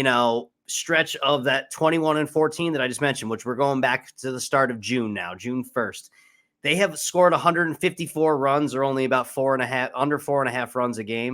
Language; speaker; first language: English; native; English